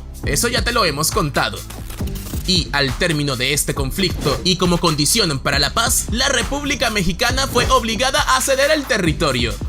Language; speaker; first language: Spanish; native; Spanish